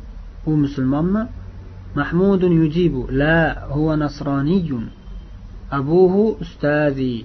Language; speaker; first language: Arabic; non-native, fluent; Uzbek